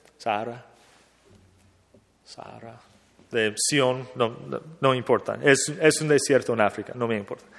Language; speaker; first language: Spanish; non-native, fluent; English